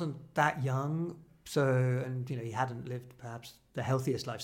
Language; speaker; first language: English; native; English